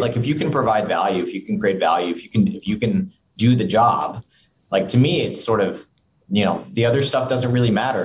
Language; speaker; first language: English; native; English